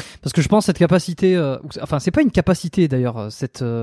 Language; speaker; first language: French; native; French